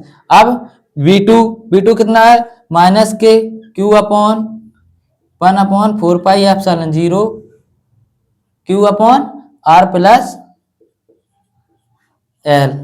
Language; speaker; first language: Hindi; native; Hindi